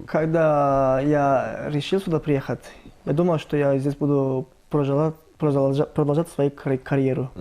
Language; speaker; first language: Russian; non-native, learner; Turkish